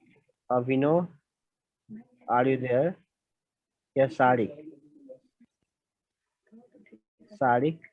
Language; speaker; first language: English; non-native, local second language; Hindi